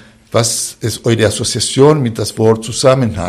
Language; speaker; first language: German; non-native, fluent; Spanish